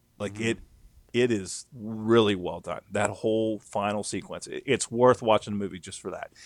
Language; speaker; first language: English; native; English